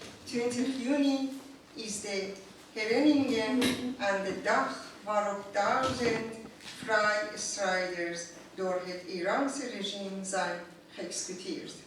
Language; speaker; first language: Dutch; non-native, fluent; Persian